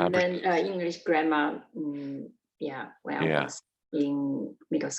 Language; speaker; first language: English; non-native, learner; Chinese